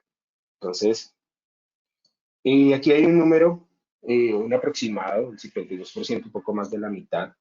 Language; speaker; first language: Spanish; native; Spanish